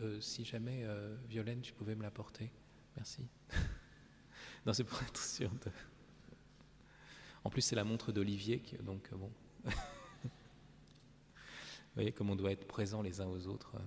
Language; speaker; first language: French; native; French